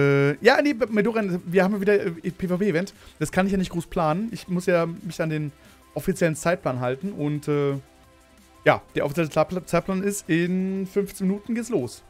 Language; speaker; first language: German; native; German